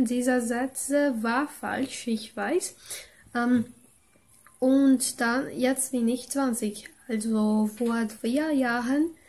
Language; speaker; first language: German; non-native, learner; Portuguese